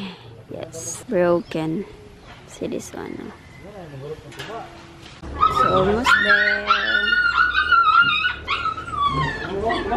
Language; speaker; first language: English; non-native, local second language; Cebuano